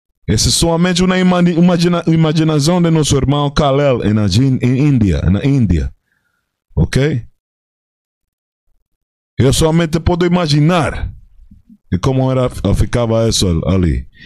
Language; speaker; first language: Portuguese; non-native, fluent; Spanish